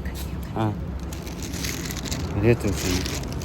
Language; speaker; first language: Japanese; non-native, learner; Mongolian